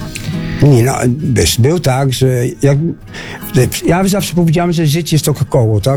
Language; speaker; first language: Polish; non-native, fluent; Dutch